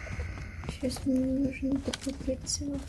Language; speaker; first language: Russian; non-native, local second language; Kyrgyz